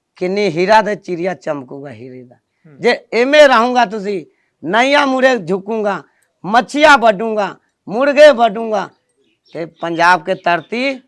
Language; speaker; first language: Punjabi; non-native, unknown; Nepali